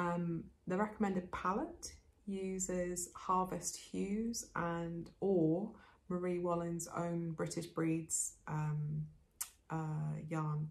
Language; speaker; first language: English; native; English